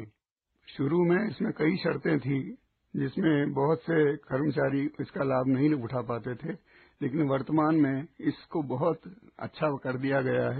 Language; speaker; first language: Hindi; native; Hindi